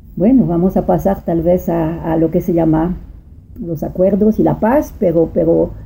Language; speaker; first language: Spanish; non-native, fluent; French